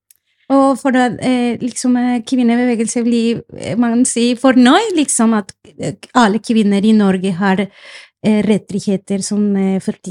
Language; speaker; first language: Norwegian; non-native, fluent; Spanish